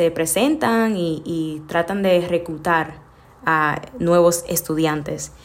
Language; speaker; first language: Spanish; early bilingual, heritage; Spanish